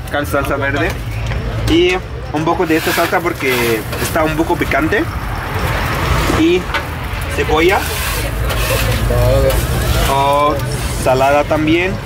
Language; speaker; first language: Spanish; non-native, learner; Arabic